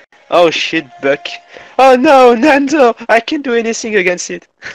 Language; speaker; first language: English; non-native, learner; French